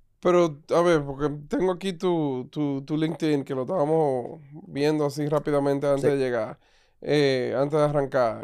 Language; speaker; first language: Spanish; native; Spanish